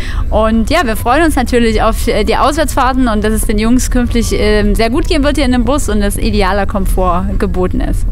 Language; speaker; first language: German; native; German